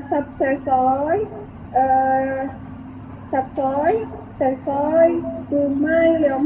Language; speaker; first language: Cantonese; non-native, learner; Indonesian